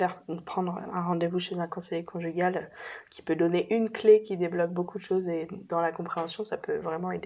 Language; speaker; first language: French; native; French